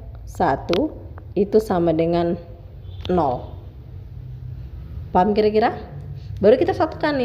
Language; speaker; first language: Indonesian; native; Indonesian